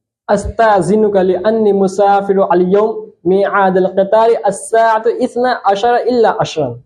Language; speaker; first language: Arabic; non-native, learner; Urdu